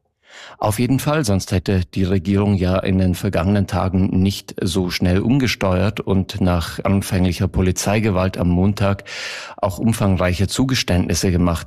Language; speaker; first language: German; native; German